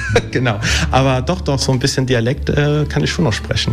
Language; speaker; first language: German; early bilingual, other home language; Italian